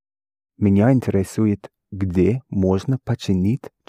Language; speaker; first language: Russian; non-native, learner; English